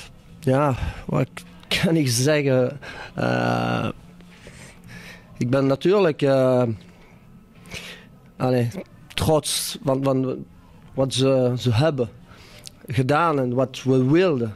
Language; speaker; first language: Dutch; non-native, fluent; French